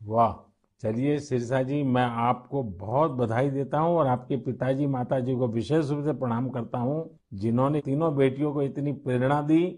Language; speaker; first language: Hindi; non-native, local second language; Gujarati